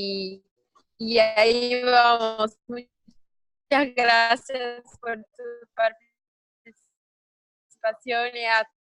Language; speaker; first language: Spanish; non-native, learner; Portuguese